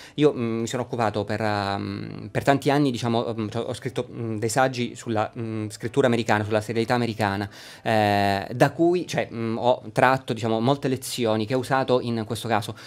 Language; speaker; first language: Italian; native; Italian